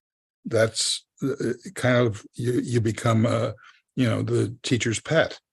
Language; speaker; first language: English; native; English